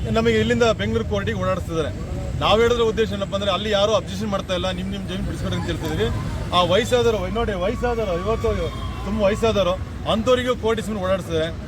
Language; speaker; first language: Kannada; native; Kannada